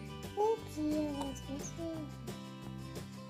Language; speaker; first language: English; non-native, learner; French